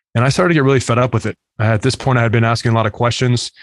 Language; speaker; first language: English; native; English